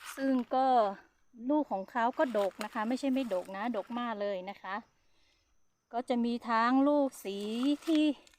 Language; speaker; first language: Thai; non-native, local second language; Hmong